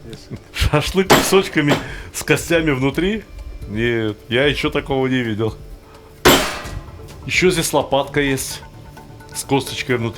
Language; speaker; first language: Russian; native; Russian